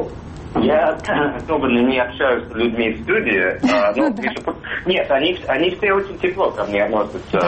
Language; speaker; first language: Russian; non-native, fluent; English